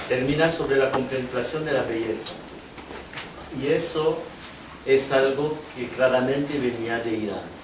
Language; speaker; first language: Spanish; non-native, fluent; French